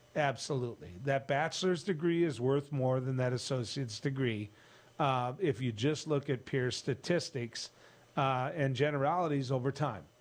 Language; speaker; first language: English; native; English